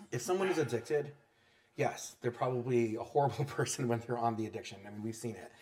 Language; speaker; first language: English; native; English